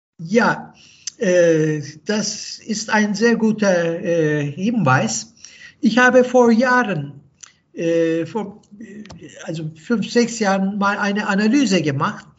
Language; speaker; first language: German; non-native, fluent; Turkish